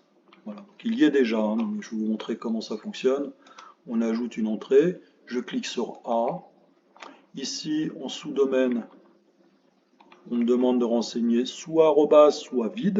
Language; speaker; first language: French; native; French